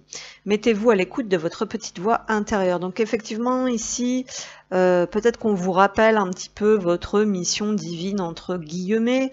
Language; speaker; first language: French; native; French